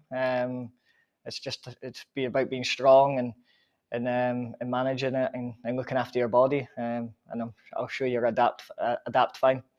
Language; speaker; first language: English; native; English